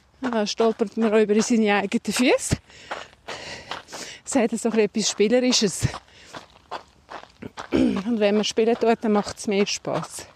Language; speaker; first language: German; native; German